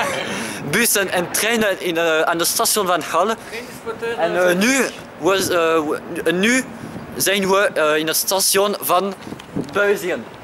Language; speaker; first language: Dutch; non-native, local second language; French